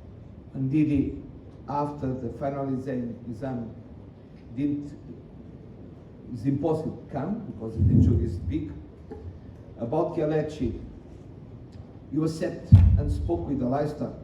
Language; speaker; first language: English; non-native, learner; Portuguese